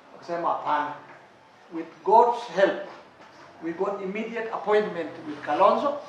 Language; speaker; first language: English; non-native, local second language; Swahili